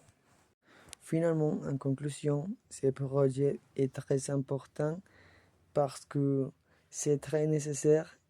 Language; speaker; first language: French; non-native, learner; Spanish